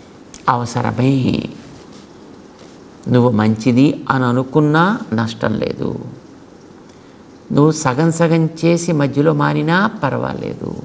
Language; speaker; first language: Telugu; native; Telugu